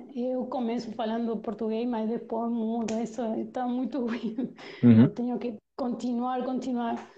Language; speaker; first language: Portuguese; non-native, learner; Spanish